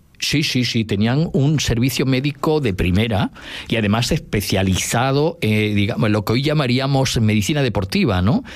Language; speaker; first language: Spanish; native; Spanish